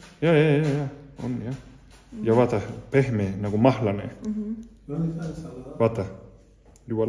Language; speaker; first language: Estonian; non-native, learner; Spanish